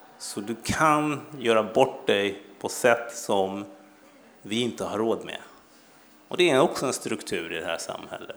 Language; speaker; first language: Swedish; early bilingual, other home language; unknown